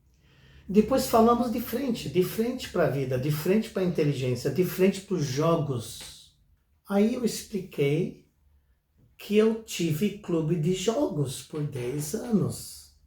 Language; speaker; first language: Portuguese; non-native, fluent; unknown